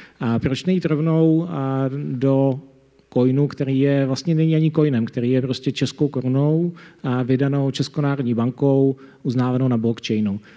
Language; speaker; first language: Czech; native; Czech